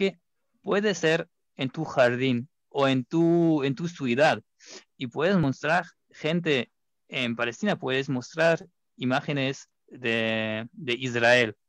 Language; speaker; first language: Spanish; non-native, fluent; German